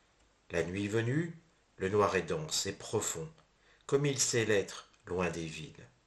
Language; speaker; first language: French; native; French